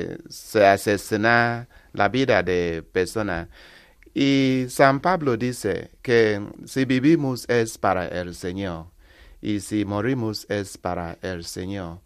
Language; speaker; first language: Spanish; non-native, learner; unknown